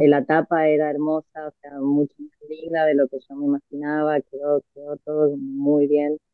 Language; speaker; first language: Spanish; native; Spanish